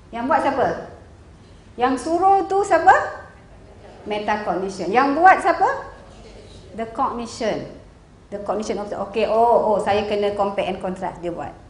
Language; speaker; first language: Malay; native; Malay